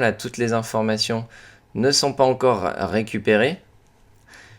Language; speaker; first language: French; native; French